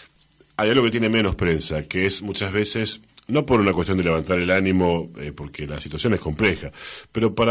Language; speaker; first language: Spanish; native; Spanish